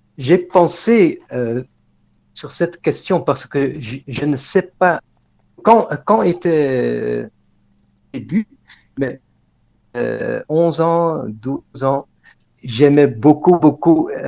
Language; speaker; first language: French; non-native, fluent; Dutch